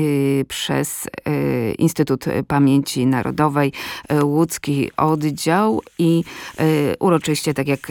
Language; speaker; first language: Polish; native; Polish